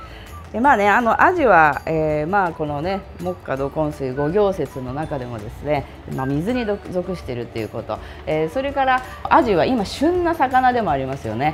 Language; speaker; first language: Japanese; native; Japanese